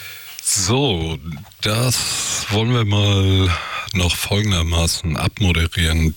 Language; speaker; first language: German; native; German